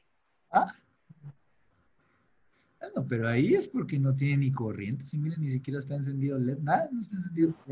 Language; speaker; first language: Spanish; native; Spanish